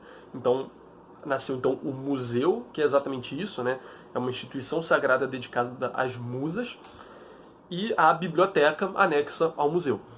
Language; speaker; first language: Portuguese; native; Portuguese